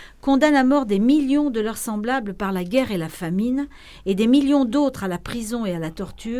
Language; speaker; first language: French; native; French